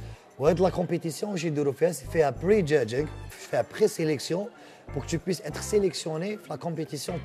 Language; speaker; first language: French; non-native, local second language; Arabic